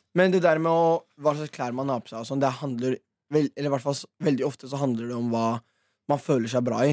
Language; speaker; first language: Norwegian; early bilingual, other home language; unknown